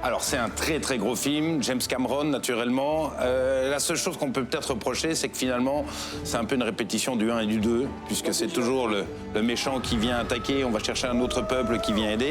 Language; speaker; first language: French; native; French